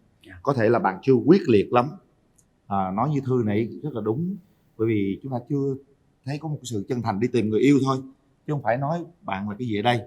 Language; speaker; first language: Vietnamese; native; Vietnamese